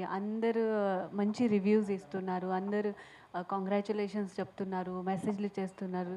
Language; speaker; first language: Telugu; non-native, fluent; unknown